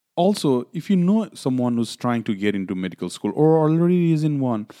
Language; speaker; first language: English; non-native, local second language; Nepali